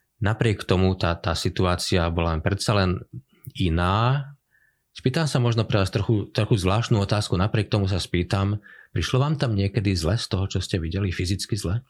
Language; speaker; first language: Slovak; native; Slovak